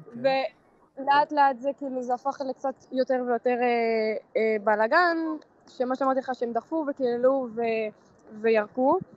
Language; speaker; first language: Hebrew; native; Hebrew